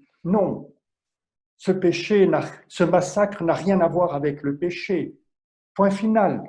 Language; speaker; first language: French; native; French